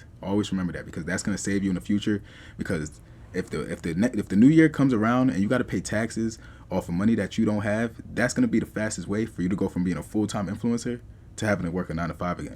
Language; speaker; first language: English; native; English